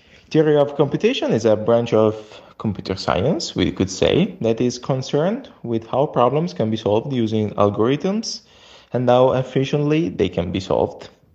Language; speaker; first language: English; non-native, fluent; Italian